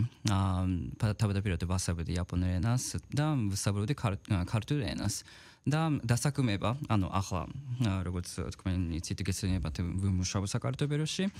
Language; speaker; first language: Georgian; non-native, fluent; Japanese